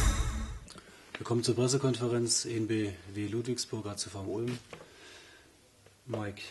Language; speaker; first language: German; native; German